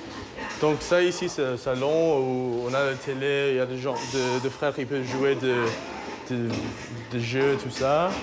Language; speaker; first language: French; non-native, learner; English